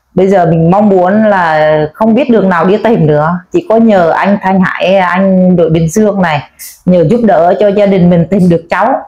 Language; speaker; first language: Vietnamese; non-native, local second language; Eastern Cham